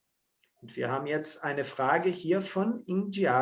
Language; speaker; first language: German; non-native, fluent; Portuguese